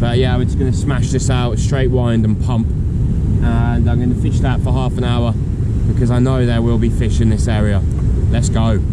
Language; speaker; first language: English; native; English